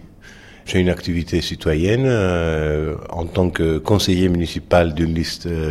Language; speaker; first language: French; non-native, fluent; Greek